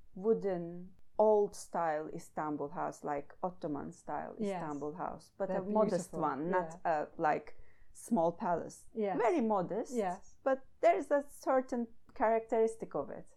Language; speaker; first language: English; non-native, fluent; Turkish